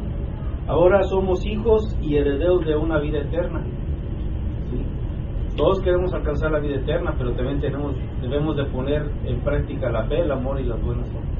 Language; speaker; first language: Spanish; native; Spanish